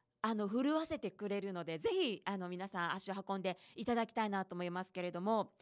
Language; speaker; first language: Japanese; native; Japanese